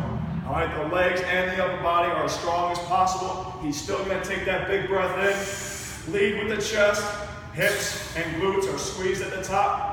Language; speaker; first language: English; native; English